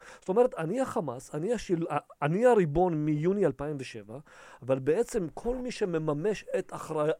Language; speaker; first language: Hebrew; early bilingual, other home language; Russian